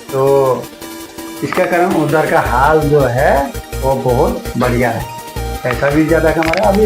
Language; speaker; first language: Hindi; non-native, local second language; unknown